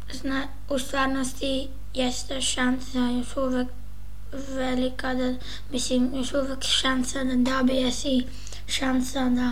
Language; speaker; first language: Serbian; early bilingual, heritage; Serbian